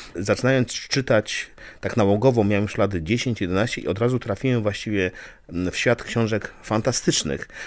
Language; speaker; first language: Polish; native; Polish